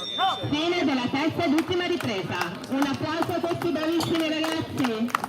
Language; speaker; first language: Italian; native; Italian